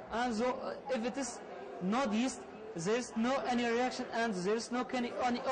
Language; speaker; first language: English; non-native, learner; Arabic